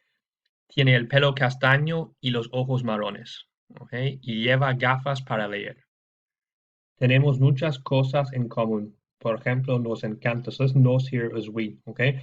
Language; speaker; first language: Spanish; non-native, fluent; English